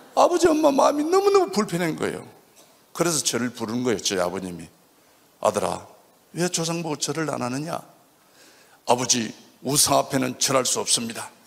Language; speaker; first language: Korean; native; Korean